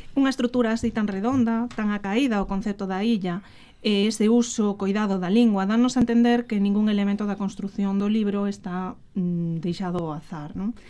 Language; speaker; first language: Galician; native; Galician